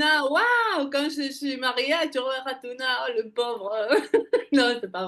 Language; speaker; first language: French; non-native, fluent; Hebrew